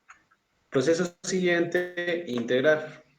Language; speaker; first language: Spanish; native; Spanish